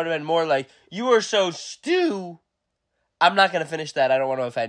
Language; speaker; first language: English; native; English